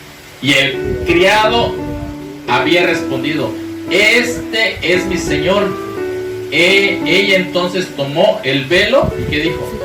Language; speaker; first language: Spanish; native; Spanish